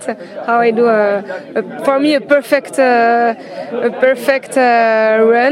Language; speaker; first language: English; non-native, learner; French